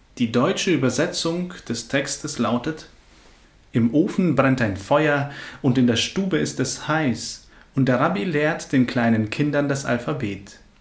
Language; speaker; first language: German; native; German